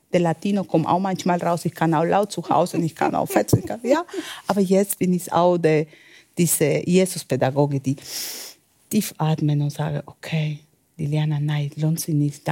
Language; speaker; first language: German; non-native, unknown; Spanish